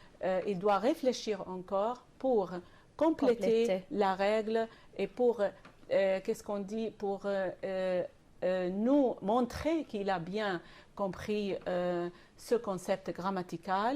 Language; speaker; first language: French; non-native, fluent; Arabic